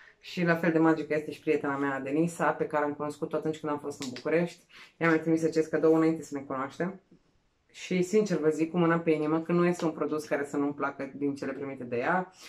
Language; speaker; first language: Romanian; non-native, local second language; Serbian